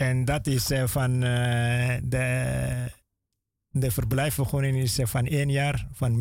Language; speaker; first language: Dutch; non-native, learner; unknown